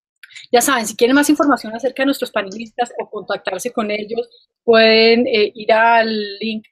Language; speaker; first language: Spanish; native; Spanish